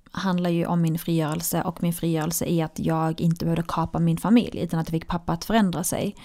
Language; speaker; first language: Swedish; early bilingual, other home language; Arabic